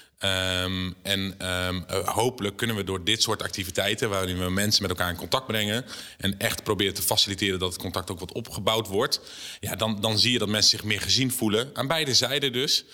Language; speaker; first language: Dutch; native; Dutch